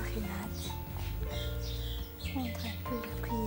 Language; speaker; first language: French; non-native, learner; Malagasy